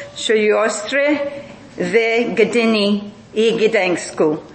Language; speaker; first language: Polish; non-native, learner; English